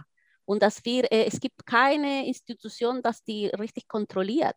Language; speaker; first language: German; non-native, fluent; Spanish